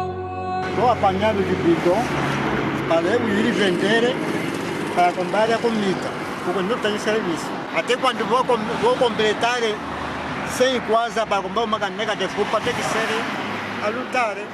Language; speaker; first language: Portuguese; non-native, local second language; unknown